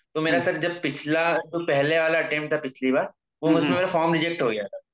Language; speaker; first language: Hindi; native; Hindi